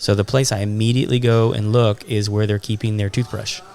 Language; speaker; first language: English; native; English